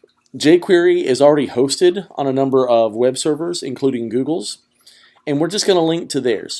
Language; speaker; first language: English; native; English